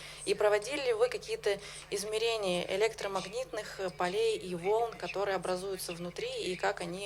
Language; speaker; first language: Russian; native; Russian